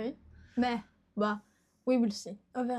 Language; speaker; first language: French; non-native, learner; Japanese